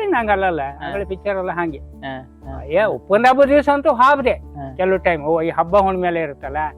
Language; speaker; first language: Kannada; native; Kannada